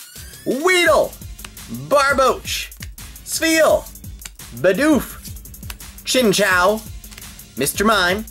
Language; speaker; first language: English; native; English